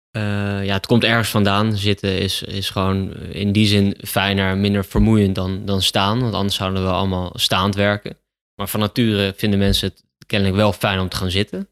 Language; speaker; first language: Dutch; native; Dutch